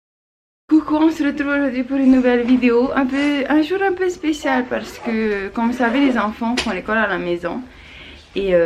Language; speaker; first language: French; native; French